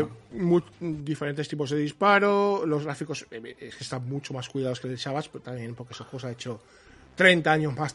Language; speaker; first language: Spanish; native; Spanish